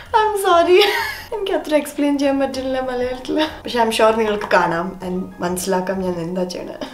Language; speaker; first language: Malayalam; early bilingual, heritage; Malayalam